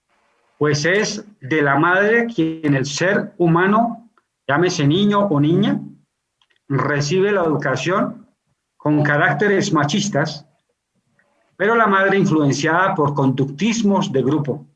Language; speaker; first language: Spanish; native; Spanish